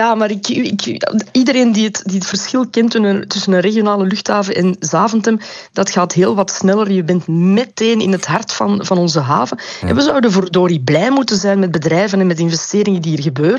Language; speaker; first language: Dutch; native; Dutch